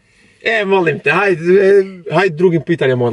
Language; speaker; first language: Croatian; non-native, learner; Albanian